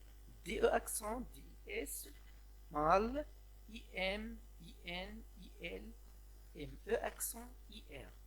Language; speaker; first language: French; non-native, local second language; Arabic